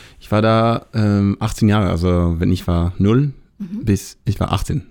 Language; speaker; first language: German; non-native, fluent; Hebrew